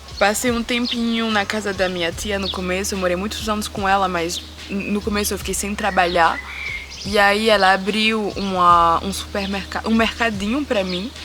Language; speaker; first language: Portuguese; early bilingual, heritage; Portuguese